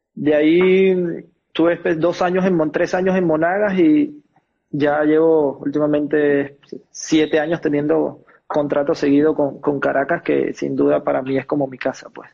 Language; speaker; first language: Spanish; native; Spanish